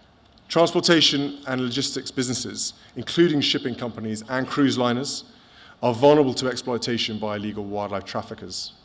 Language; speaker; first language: English; native; English